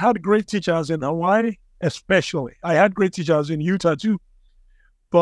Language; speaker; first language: English; non-native, local second language; Igbo